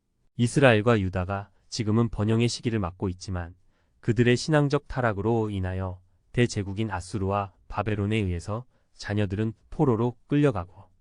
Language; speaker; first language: Korean; native; Korean